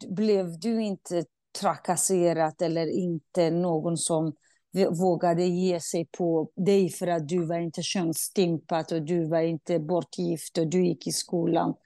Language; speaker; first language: Swedish; non-native, fluent; Kurdish